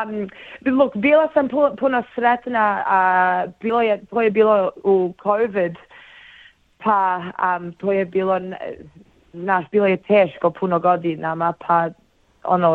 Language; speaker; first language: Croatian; early bilingual, heritage; Bosnian